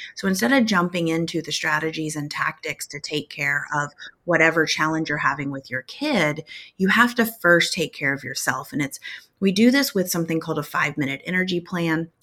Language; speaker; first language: English; native; English